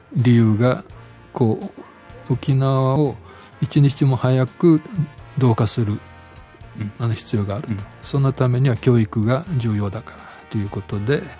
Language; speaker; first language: Japanese; native; Japanese